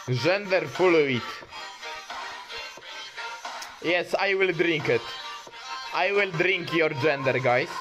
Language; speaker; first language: English; non-native, fluent; Polish